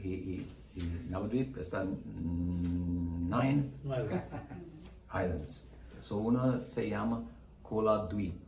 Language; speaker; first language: Spanish; non-native, learner; English